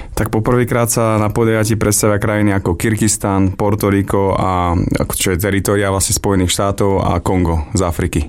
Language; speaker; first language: Slovak; native; Slovak